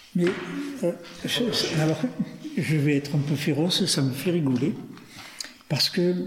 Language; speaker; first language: French; native; French